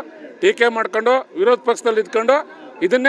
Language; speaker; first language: Kannada; native; Kannada